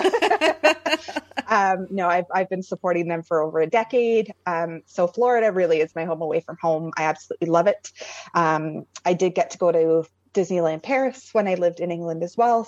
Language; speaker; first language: English; native; English